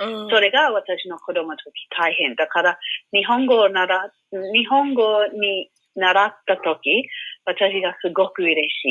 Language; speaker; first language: Japanese; non-native, learner; English